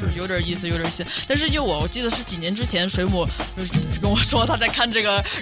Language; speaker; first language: Chinese; native; Chinese